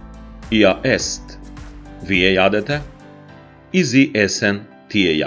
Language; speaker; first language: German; non-native, fluent; Macedonian